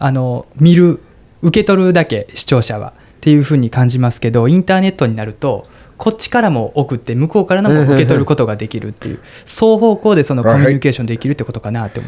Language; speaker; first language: Japanese; native; Japanese